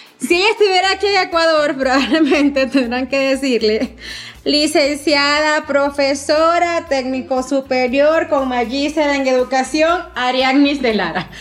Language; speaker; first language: Spanish; native; Spanish